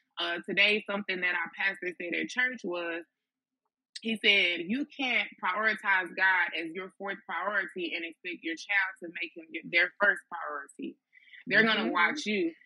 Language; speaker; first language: English; native; English